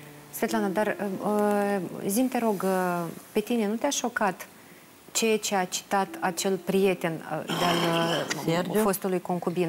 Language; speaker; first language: Romanian; native; Romanian